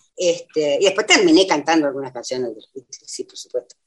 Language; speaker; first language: Spanish; native; Spanish